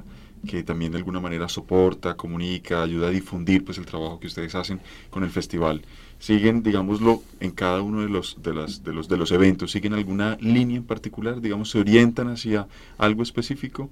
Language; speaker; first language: Spanish; native; Spanish